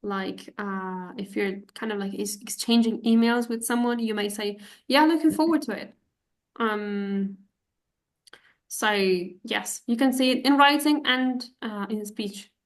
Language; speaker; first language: English; non-native, fluent; Spanish